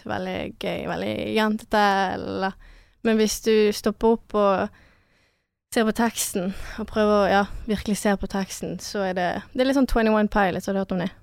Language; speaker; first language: Norwegian; early bilingual, other home language; French